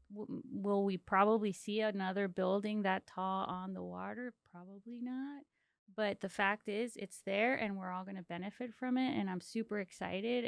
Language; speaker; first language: English; early bilingual, other home language; Spanish